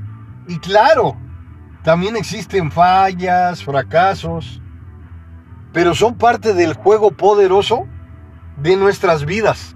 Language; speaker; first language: Spanish; native; Spanish